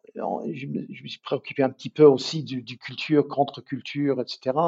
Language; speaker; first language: French; non-native, fluent; English